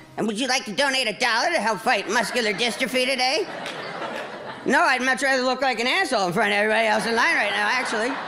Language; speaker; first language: English; native; English